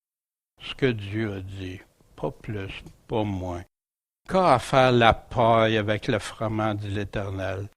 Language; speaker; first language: French; native; French